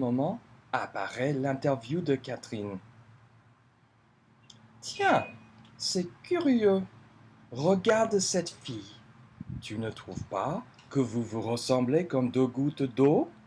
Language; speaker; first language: French; non-native, fluent; English